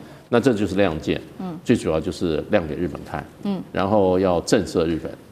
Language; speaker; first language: Chinese; native; Chinese